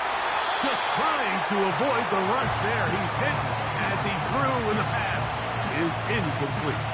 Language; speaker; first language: English; native; English